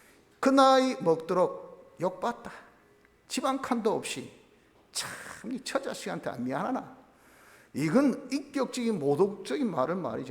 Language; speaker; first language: Korean; native; Korean